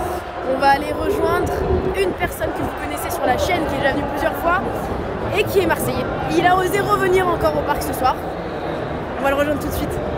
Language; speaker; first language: French; native; French